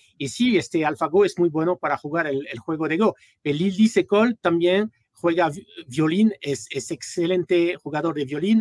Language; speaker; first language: Spanish; non-native, fluent; French